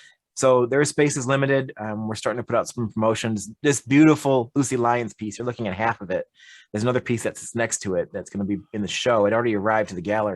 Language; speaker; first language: English; native; English